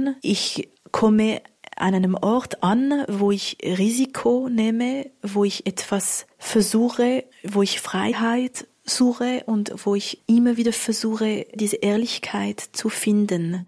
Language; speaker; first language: German; non-native, local second language; French